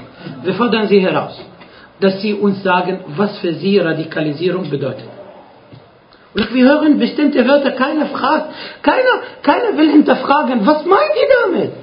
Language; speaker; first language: German; non-native, fluent; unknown